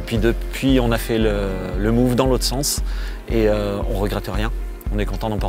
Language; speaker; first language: French; native; French